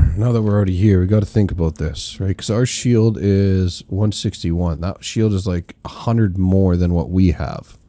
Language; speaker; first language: English; native; English